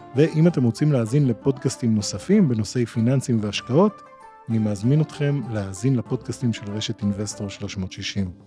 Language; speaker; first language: Hebrew; native; Hebrew